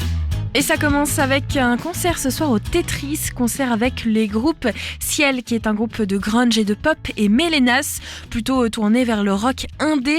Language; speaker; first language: French; native; French